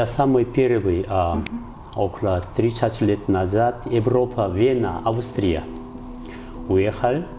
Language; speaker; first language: Russian; non-native, learner; Korean